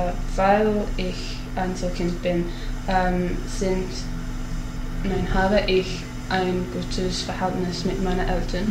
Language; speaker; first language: German; non-native, learner; English